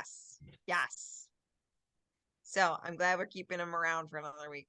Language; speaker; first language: English; native; English